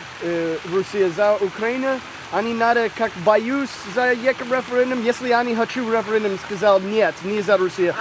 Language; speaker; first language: Russian; non-native, learner; English